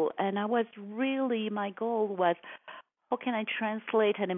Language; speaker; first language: English; non-native, fluent; French